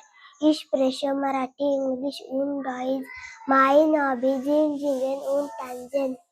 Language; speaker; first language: German; non-native, learner; Marathi